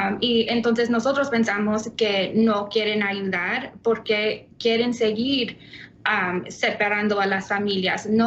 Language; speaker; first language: Spanish; early bilingual, heritage; Spanish